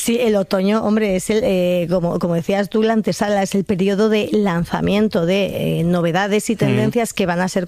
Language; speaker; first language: Spanish; native; Spanish